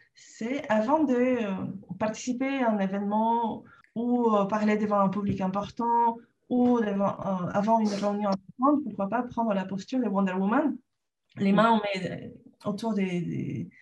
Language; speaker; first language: French; non-native, fluent; Spanish